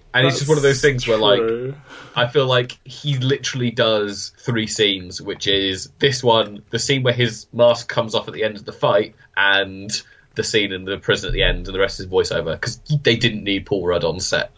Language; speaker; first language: English; native; English